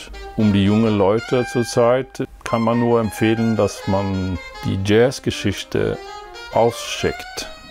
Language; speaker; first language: German; non-native, fluent; Swedish